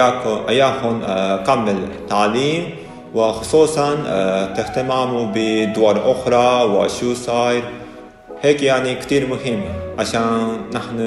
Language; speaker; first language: Arabic; non-native, learner; Japanese